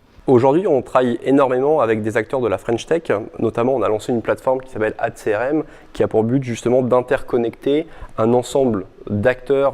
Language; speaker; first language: French; native; French